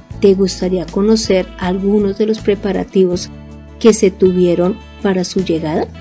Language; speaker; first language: Spanish; native; Spanish